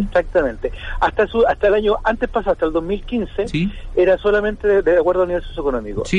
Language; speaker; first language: Spanish; native; Spanish